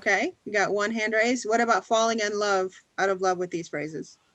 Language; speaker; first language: English; native; English